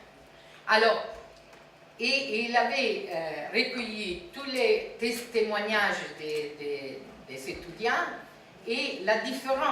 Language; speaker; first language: French; non-native, fluent; Italian